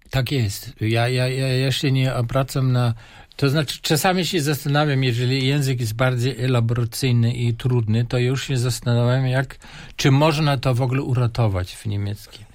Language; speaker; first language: Polish; non-native, fluent; German